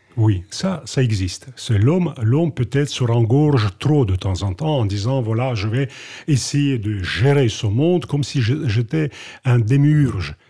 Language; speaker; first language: French; non-native, fluent; Russian